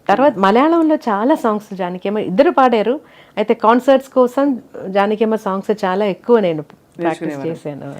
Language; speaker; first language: Telugu; non-native, fluent; Malayalam